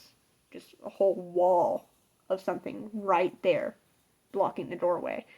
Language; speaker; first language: English; native; English